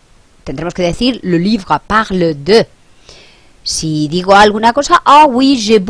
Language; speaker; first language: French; non-native, fluent; Spanish